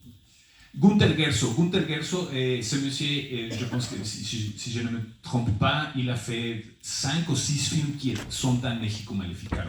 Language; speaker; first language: French; non-native, fluent; Spanish